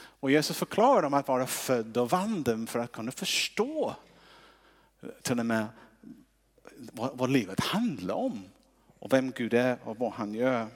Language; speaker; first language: Swedish; non-native, fluent; English